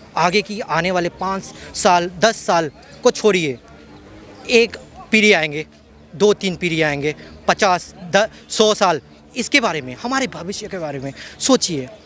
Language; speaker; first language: Hindi; non-native, local second language; Manipuri